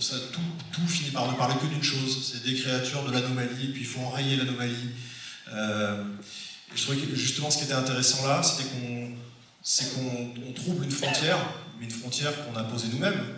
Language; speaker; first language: French; native; French